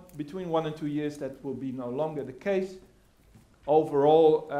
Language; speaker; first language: English; non-native, fluent; Dutch